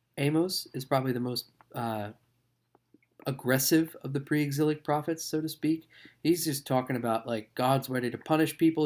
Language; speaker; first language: English; native; English